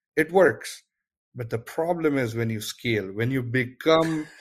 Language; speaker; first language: English; non-native, local second language; Gujarati